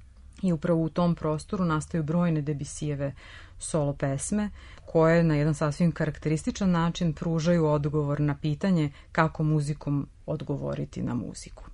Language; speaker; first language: Serbian; native; Serbian